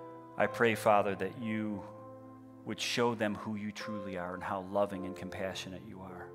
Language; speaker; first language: English; native; English